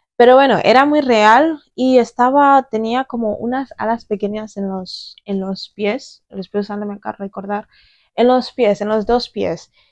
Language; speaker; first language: Spanish; early bilingual, other home language; English